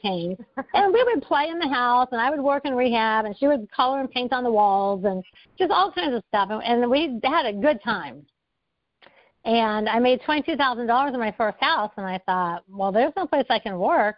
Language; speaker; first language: English; native; English